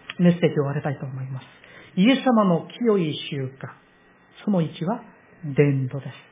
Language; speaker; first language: Japanese; non-native, fluent; Korean